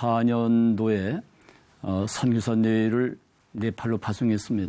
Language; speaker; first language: Korean; native; Korean